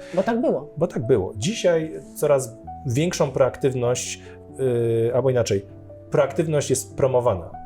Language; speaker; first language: Polish; native; Polish